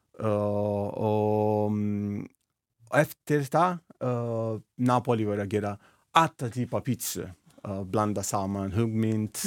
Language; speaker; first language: Icelandic; non-native, learner; Italian